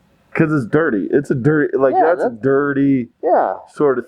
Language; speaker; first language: English; native; English